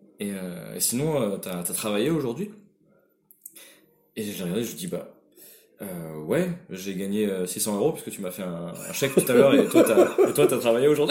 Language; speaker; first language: French; native; French